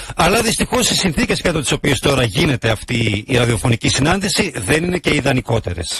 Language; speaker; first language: Greek; native; Greek